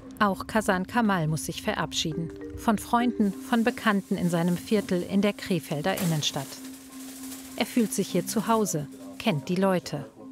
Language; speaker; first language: German; native; German